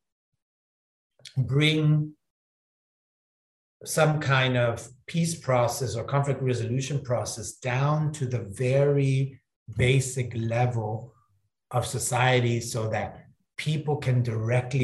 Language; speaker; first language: English; native; English